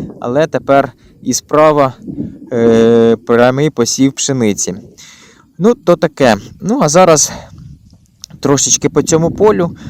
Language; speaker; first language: Ukrainian; native; Ukrainian